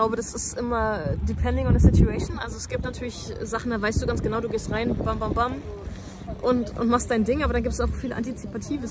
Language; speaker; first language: German; native; German